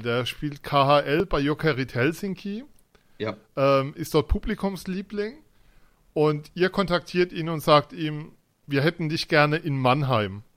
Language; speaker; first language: German; native; German